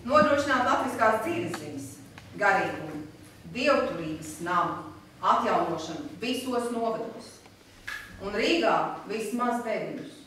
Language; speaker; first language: Latvian; native; Latvian